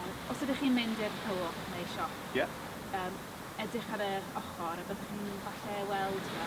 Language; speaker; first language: Welsh; non-native, local second language; English